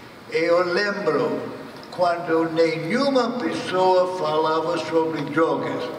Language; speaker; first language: Portuguese; non-native, fluent; English